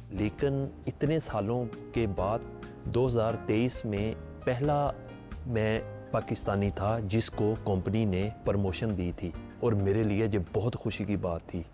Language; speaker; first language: Hindi; non-native, local second language; Punjabi